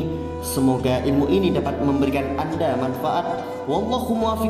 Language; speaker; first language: Indonesian; native; Indonesian